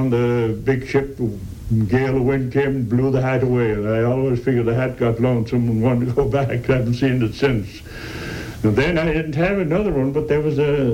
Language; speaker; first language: English; native; English